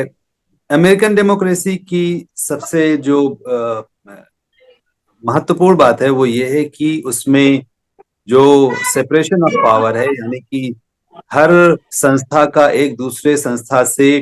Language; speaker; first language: Hindi; native; Hindi